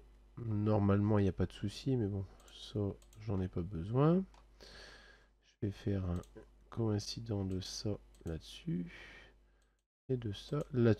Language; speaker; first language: French; native; French